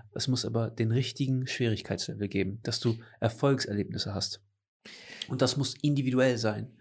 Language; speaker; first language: German; early bilingual, other home language; Portuguese